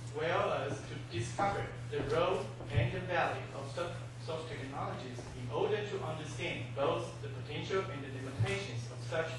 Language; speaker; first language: English; non-native, fluent; Chinese